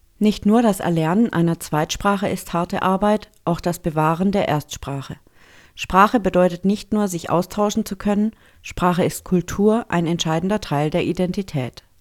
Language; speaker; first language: German; native; German